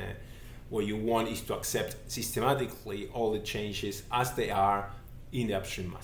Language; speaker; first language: English; non-native, fluent; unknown